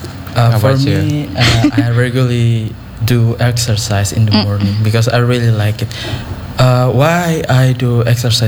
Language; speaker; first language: English; non-native, learner; Indonesian